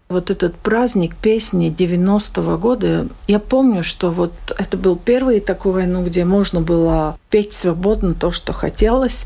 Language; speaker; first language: Russian; non-native, local second language; Latvian